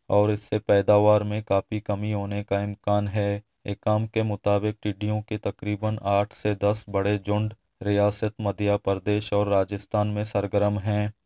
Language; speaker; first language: Urdu; non-native, local second language; Baluchi